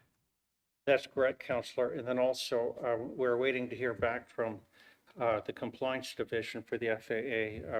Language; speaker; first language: English; native; English